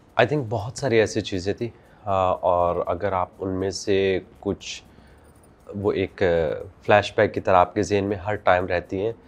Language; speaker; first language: Urdu; native; Urdu